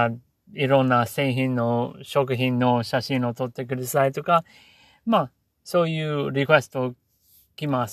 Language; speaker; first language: Japanese; non-native, learner; English